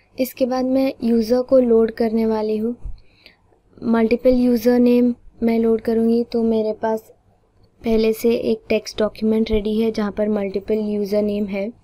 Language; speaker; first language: Hindi; non-native, local second language; Marathi